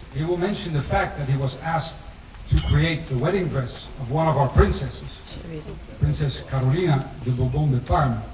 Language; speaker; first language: English; non-native, fluent; Dutch